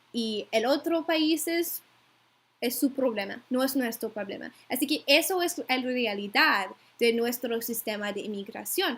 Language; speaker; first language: Spanish; non-native, learner; English